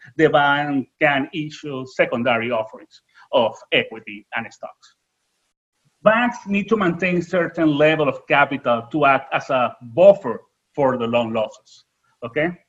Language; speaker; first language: English; non-native, fluent; Spanish